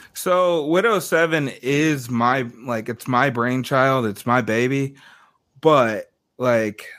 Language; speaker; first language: English; native; English